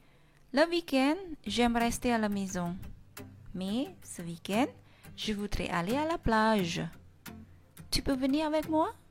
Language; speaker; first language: French; non-native, fluent; Indonesian